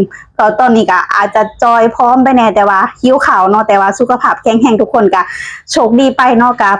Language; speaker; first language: Thai; non-native, local second language; Lao